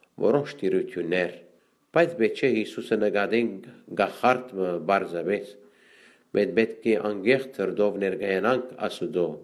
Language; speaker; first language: Armenian; early bilingual, heritage; Armenian